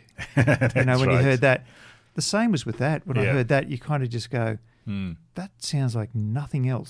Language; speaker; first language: English; native; English